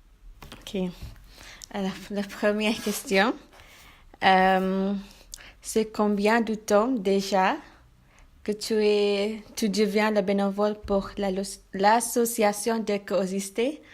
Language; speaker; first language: French; non-native, learner; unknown